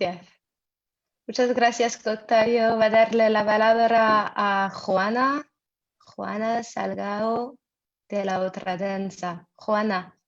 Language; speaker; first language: Spanish; non-native, fluent; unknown